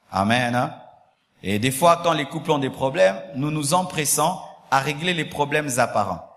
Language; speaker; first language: French; non-native, local second language; Lingala